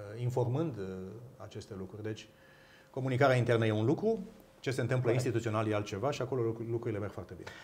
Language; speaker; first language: Romanian; native; Romanian